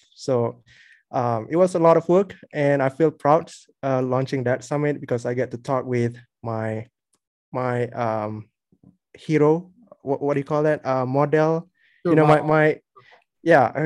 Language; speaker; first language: English; non-native, local second language; Malay